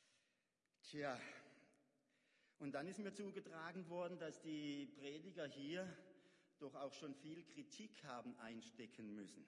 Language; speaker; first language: German; native; German